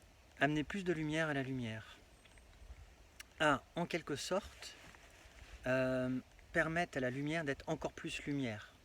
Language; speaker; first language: French; native; French